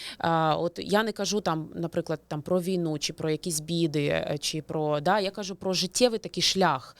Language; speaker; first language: Ukrainian; native; Ukrainian